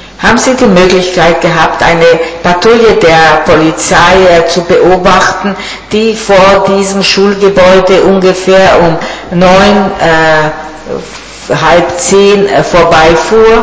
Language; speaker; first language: German; non-native, fluent; Italian